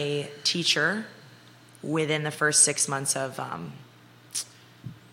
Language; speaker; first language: English; native; English